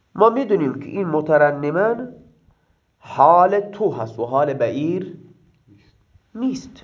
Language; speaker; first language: Persian; non-native, local second language; Baluchi